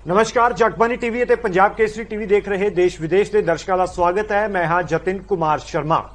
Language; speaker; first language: Hindi; non-native, local second language; Punjabi